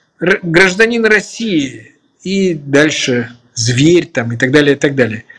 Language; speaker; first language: Russian; native; Russian